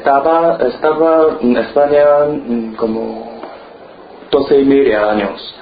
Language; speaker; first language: Spanish; non-native, learner; Chinese